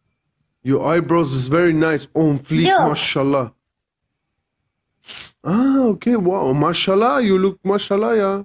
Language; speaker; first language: English; non-native, learner; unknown